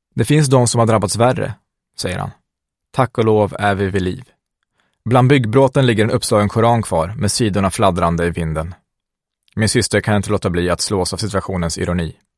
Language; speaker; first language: Swedish; early bilingual, other home language; Kurdish